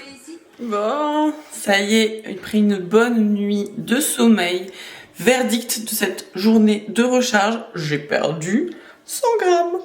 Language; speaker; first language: French; native; French